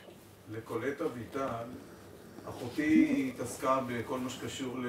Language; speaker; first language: Hebrew; native; Hebrew